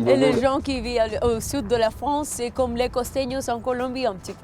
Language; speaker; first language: French; non-native, fluent; Spanish